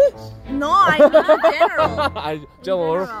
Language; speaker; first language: English; non-native, fluent; Spanish